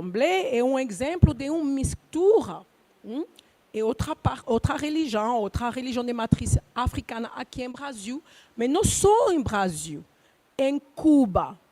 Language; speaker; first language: Portuguese; non-native, learner; Luba-Lulua